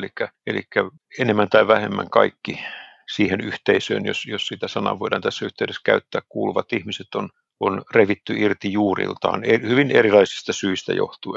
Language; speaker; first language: Finnish; native; Finnish